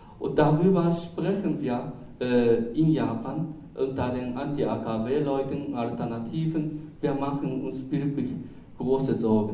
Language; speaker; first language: German; non-native, fluent; Japanese